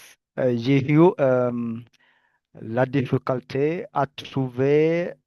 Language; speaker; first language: French; non-native, learner; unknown